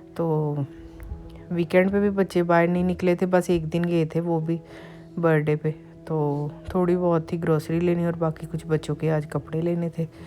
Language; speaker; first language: Urdu; native; Urdu